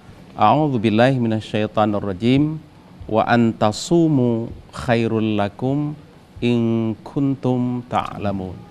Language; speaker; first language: Indonesian; native; Indonesian